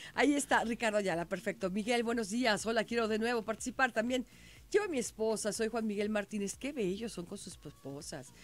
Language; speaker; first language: Spanish; native; Spanish